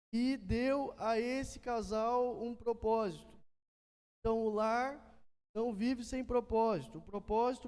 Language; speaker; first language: Portuguese; native; Portuguese